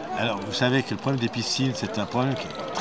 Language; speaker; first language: French; native; French